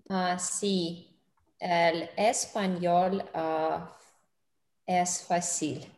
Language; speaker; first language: Spanish; non-native, learner; English